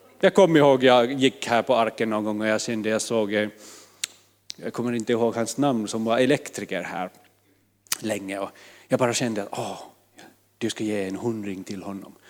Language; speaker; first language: Swedish; non-native, fluent; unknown